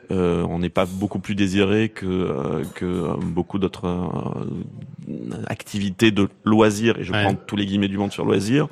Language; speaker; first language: French; native; French